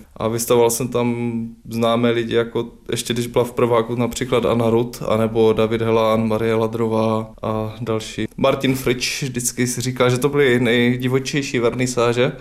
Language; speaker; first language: Czech; native; Czech